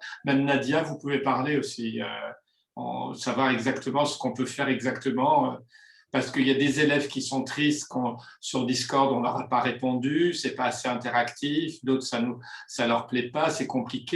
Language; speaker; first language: French; native; French